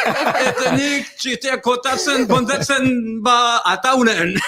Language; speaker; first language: Basque; non-native, learner; English